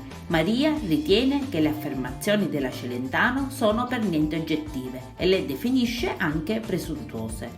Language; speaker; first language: Italian; native; Italian